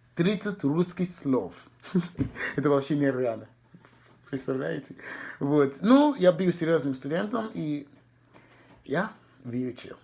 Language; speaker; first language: Russian; non-native, fluent; English